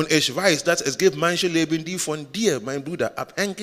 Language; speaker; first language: German; non-native, learner; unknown